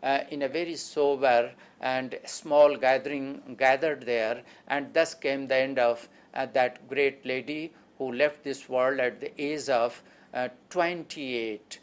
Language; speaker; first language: English; non-native, local second language; Hindi